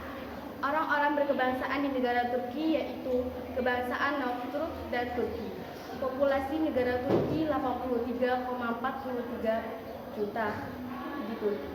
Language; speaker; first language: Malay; non-native, local second language; Madurese